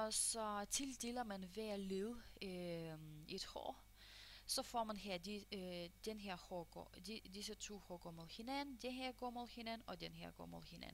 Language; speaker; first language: Danish; non-native, fluent; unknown